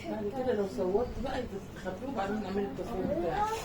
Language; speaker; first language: Arabic; native; Arabic